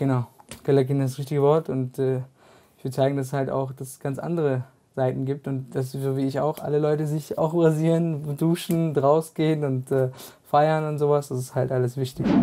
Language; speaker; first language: German; native; German